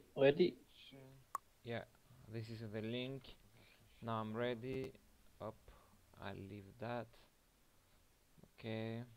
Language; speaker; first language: English; non-native, learner; French